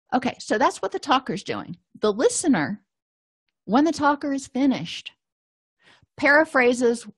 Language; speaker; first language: English; native; English